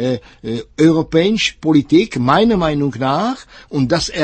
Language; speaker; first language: German; non-native, fluent; Czech